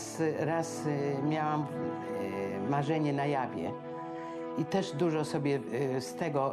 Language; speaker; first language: Polish; native; Polish